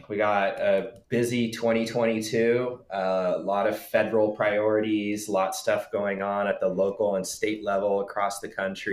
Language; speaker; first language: English; native; English